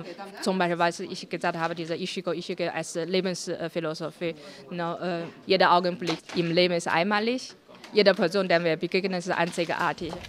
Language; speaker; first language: German; non-native, fluent; Chinese